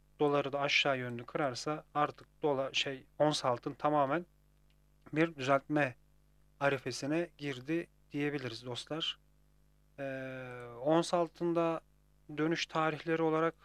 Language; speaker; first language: Turkish; native; Turkish